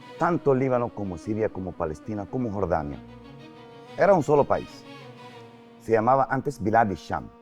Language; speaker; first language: Spanish; non-native, fluent; Arabic